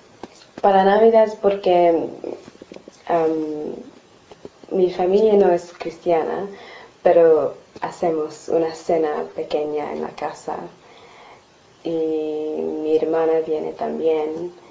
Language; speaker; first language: Spanish; non-native, learner; English